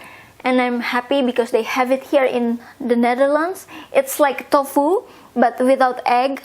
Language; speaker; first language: English; non-native, fluent; Indonesian